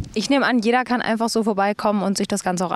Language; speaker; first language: German; native; German